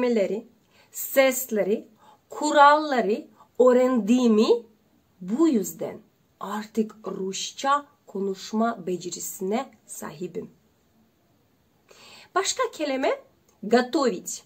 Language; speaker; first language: Turkish; non-native, learner; Russian